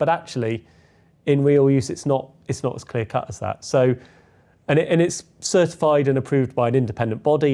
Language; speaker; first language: English; native; English